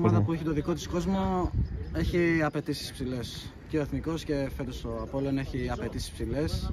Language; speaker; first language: Greek; non-native, local second language; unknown